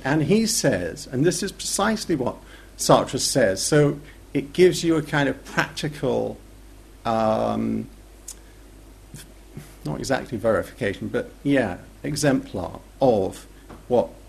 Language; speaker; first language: English; native; English